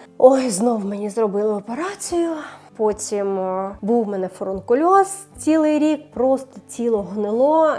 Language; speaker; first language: Ukrainian; non-native, local second language; Russian